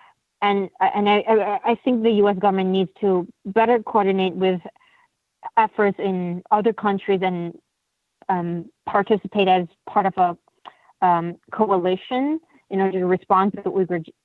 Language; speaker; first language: English; non-native, fluent; Uyghur